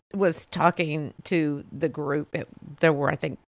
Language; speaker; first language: English; early bilingual, other home language; Spanish